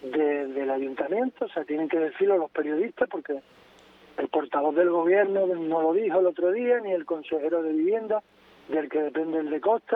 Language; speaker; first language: Spanish; native; Spanish